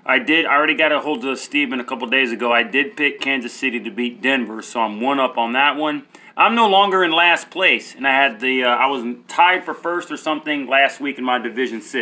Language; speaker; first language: English; native; English